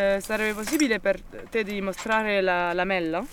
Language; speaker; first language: Italian; non-native, fluent; French